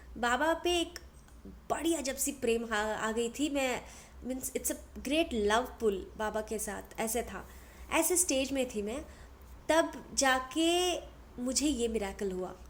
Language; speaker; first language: Hindi; non-native, local second language; Telugu